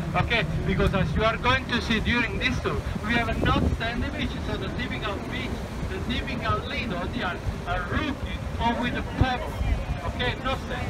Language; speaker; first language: English; non-native, fluent; Italian